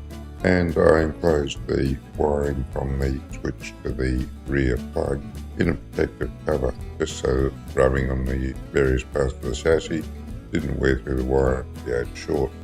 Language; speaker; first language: English; native; English